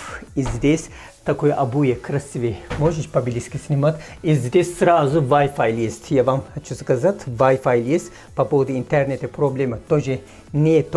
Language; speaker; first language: Russian; non-native, fluent; Turkish